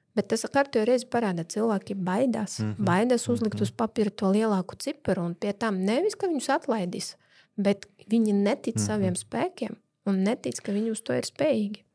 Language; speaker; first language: Latvian; non-native, local second language; Russian